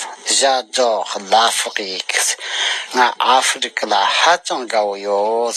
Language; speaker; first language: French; non-native, learner; Tibetan